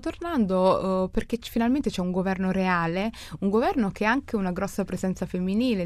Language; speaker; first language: Italian; early bilingual, other home language; Somali